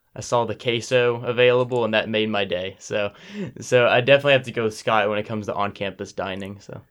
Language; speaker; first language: English; native; English